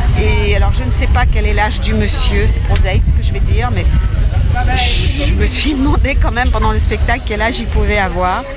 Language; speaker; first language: French; native; French